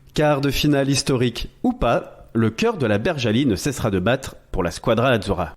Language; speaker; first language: French; native; French